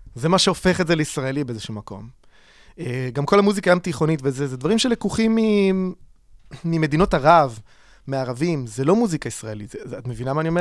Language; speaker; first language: Hebrew; non-native, fluent; Italian